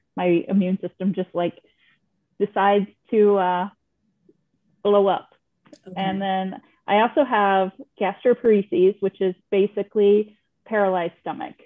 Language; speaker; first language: English; native; English